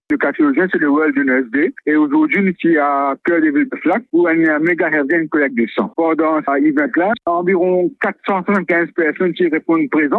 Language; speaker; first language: French; non-native, local second language; Morisyen